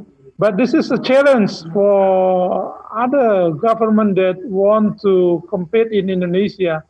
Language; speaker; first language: English; non-native, learner; Indonesian